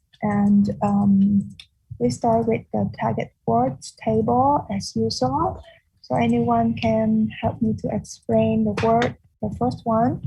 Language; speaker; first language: English; non-native, fluent; Vietnamese